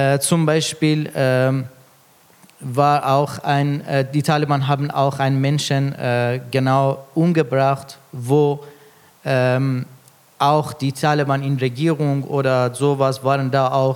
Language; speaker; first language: German; non-native, fluent; Persian